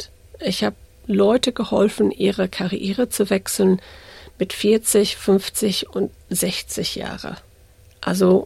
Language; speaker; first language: German; early bilingual, heritage; English